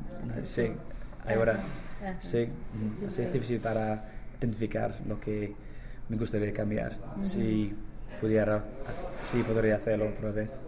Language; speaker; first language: Spanish; non-native, learner; English